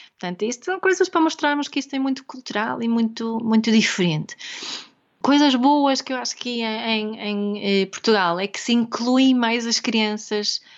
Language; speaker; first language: Portuguese; non-native, fluent; Swedish